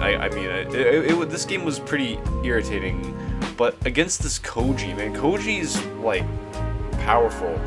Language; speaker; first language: English; native; English